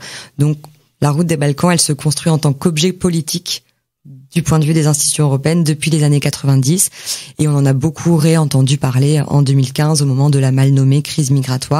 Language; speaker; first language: French; native; French